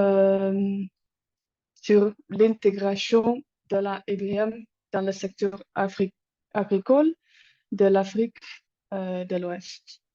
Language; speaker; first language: French; non-native, learner; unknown